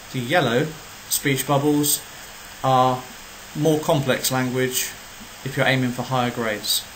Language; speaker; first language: English; native; English